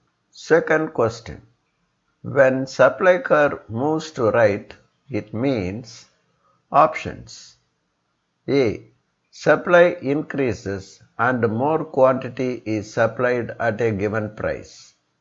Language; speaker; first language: English; non-native, local second language; Tamil